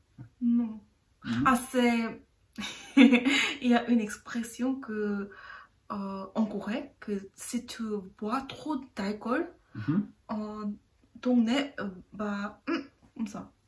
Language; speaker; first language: French; non-native, learner; Korean